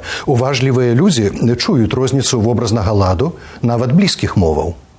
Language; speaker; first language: Belarusian; native; Belarusian